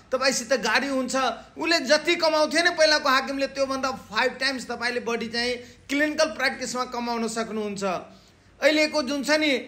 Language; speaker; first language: Nepali; non-native, local second language; Maithili